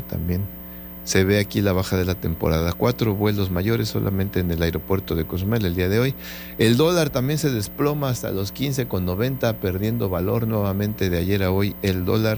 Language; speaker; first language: Spanish; native; Spanish